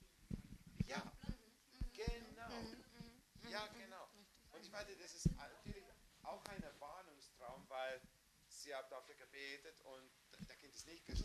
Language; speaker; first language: German; non-native, fluent; English